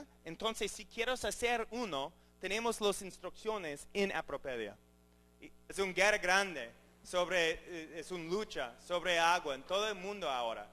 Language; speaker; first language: Spanish; non-native, learner; English